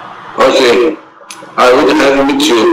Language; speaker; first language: English; non-native, learner; Portuguese